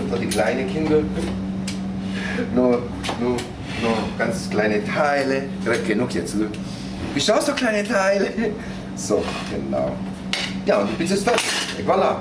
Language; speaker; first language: German; non-native, fluent; Italian